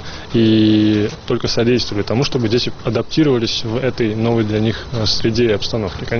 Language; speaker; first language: Russian; native; Russian